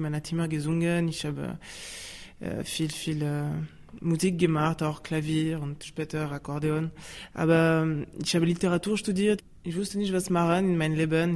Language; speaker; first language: German; non-native, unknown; French